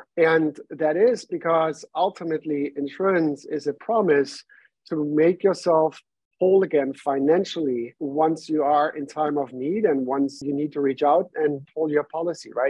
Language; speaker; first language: English; non-native, fluent; German